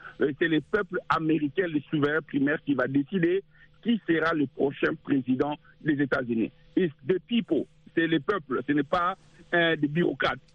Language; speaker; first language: French; non-native, local second language; Lingala